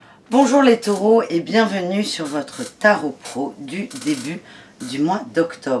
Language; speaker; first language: French; native; French